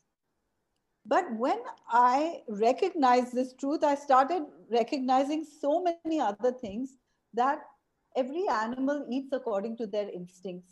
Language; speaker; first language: English; non-native, local second language; Hindi